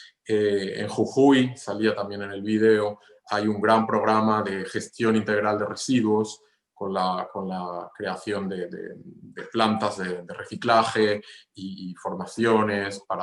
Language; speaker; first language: Spanish; non-native, fluent; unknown